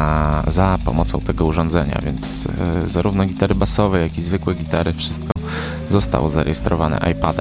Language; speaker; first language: Polish; native; Polish